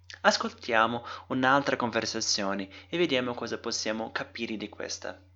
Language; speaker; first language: Italian; non-native, fluent; Portuguese